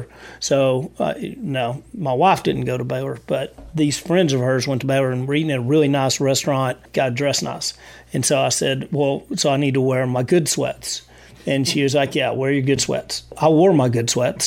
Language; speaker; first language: English; native; English